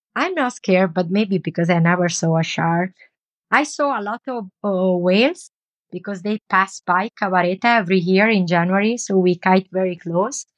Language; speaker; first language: English; non-native, learner; Italian